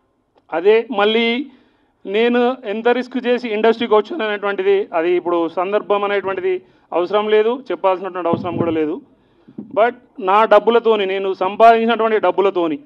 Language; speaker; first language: Telugu; native; Telugu